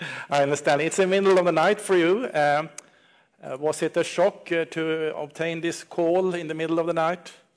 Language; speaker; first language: English; non-native, fluent; Swedish